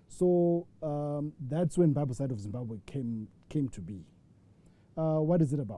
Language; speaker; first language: English; non-native, local second language; Shona